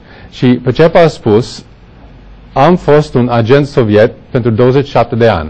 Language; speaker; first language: Romanian; non-native, learner; English